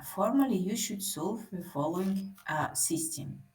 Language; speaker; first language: English; non-native, fluent; Russian